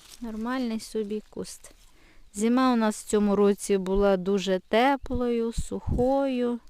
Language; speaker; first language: Ukrainian; native; Ukrainian